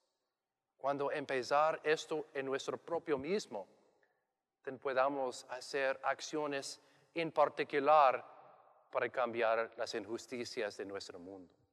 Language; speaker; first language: Spanish; non-native, learner; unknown